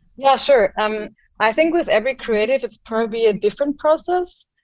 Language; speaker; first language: English; non-native, fluent; German